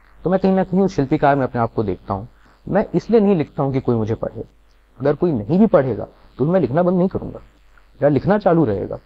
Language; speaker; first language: Hindi; native; Hindi